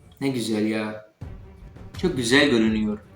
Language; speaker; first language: Turkish; non-native, fluent; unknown